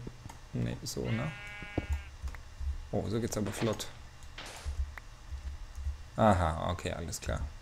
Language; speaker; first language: German; native; German